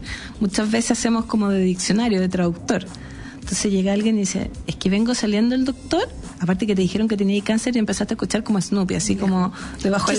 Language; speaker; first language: Spanish; native; Spanish